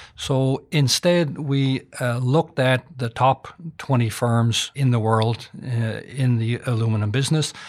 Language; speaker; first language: English; native; English